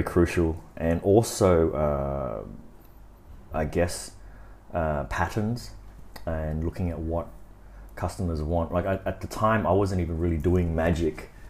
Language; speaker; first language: English; native; English